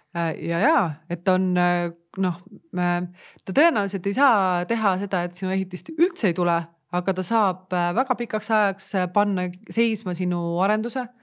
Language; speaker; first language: Estonian; native; Estonian